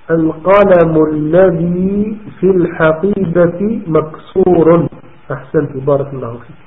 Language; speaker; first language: Arabic; non-native, fluent; French